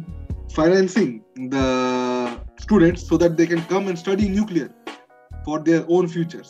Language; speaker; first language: English; non-native, local second language; Bangla